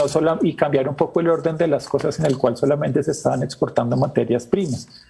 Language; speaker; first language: Spanish; native; Spanish